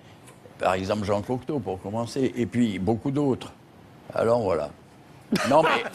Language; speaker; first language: French; native; French